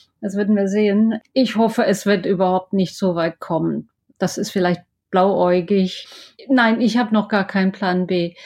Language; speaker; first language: German; non-native, fluent; English